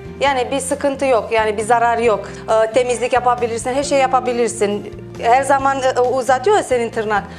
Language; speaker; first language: Turkish; non-native, fluent; Romanian